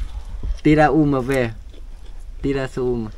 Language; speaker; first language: Portuguese; non-native, learner; Vietnamese